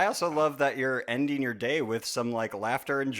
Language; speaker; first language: English; native; English